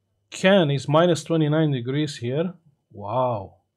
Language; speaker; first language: English; non-native, fluent; Romanian